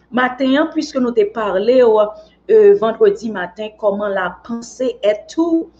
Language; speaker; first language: French; non-native, local second language; Haitian Creole